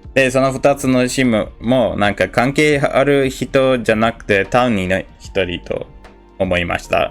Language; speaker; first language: Japanese; non-native, fluent; Turkish